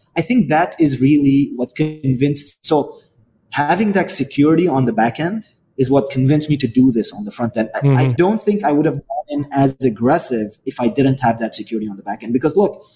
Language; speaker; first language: English; non-native, fluent; Arabic